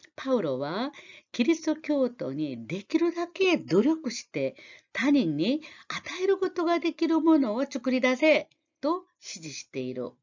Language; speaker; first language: Japanese; non-native, fluent; Korean